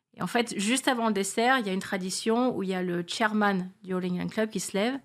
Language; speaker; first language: French; native; French